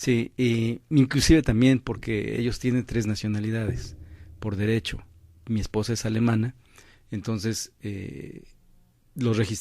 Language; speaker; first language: Spanish; native; Spanish